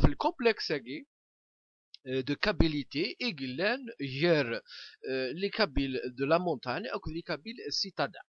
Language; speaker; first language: French; non-native, local second language; Kabyle